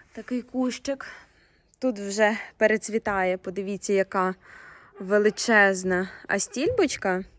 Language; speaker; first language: Ukrainian; non-native, local second language; Russian